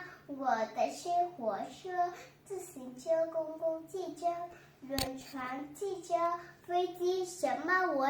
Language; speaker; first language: Chinese; non-native, learner; Vietnamese